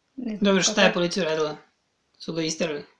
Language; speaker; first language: Serbian; native; Serbian